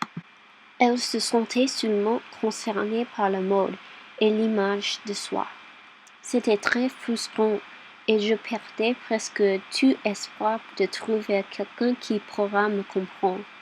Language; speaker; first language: French; non-native, learner; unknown